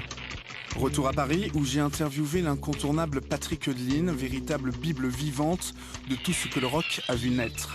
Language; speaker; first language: French; native; French